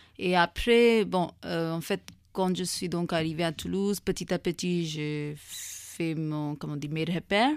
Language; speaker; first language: French; non-native, fluent; Hindi